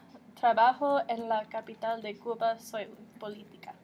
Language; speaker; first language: Spanish; non-native, learner; English